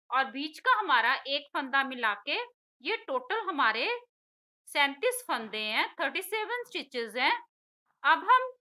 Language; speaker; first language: Hindi; native; Hindi